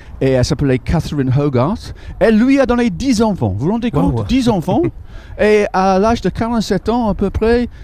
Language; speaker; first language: French; non-native, fluent; English